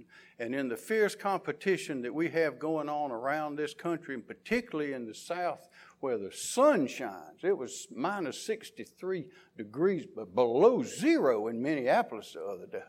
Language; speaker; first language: English; native; English